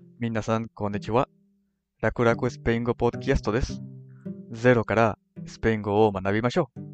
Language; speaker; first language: Japanese; non-native, fluent; Spanish